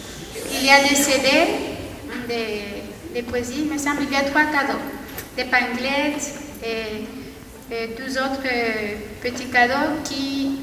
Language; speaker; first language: French; non-native, fluent; Spanish